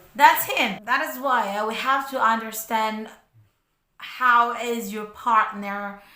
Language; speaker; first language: English; non-native, learner; Indonesian